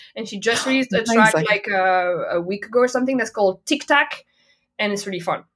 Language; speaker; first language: English; non-native, fluent; French